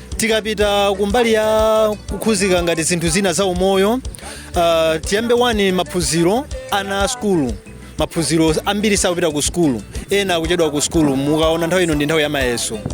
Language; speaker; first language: Nyanja; native; Nyanja